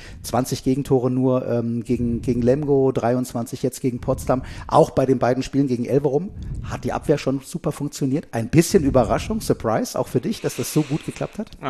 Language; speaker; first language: German; native; German